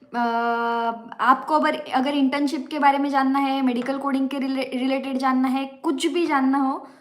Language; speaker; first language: Hindi; non-native, local second language; Marathi